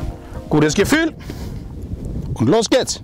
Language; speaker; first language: German; non-native, fluent; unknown